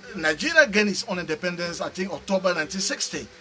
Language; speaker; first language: English; non-native, local second language; French